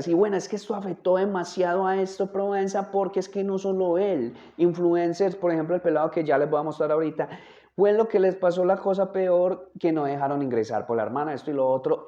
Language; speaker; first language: Spanish; native; Spanish